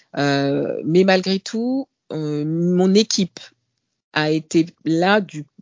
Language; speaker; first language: French; native; French